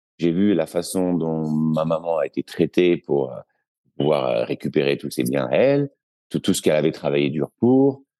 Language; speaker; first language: French; native; French